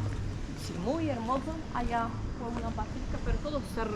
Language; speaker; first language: Spanish; non-native, fluent; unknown